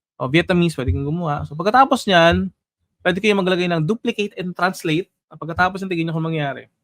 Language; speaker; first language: Filipino; native; Filipino